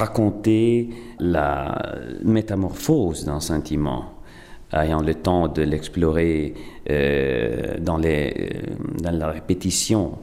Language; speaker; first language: French; non-native, fluent; Italian